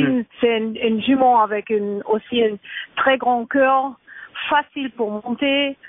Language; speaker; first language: French; non-native, learner; German